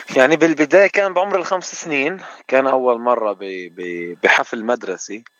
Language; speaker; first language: Arabic; native; Arabic